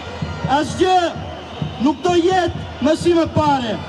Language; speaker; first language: Albanian; early bilingual, heritage; Italian